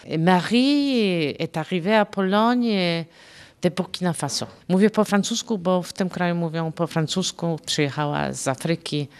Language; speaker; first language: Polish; native; Polish